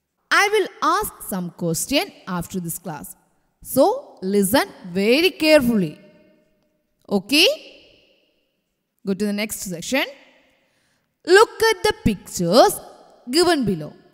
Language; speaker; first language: English; non-native, local second language; Malayalam